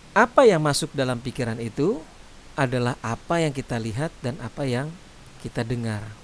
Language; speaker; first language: Indonesian; native; Indonesian